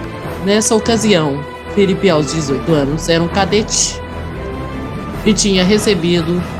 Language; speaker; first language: Portuguese; native; Portuguese